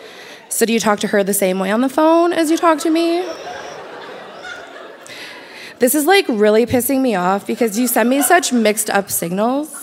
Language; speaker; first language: English; native; English